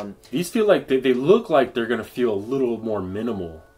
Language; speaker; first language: English; native; English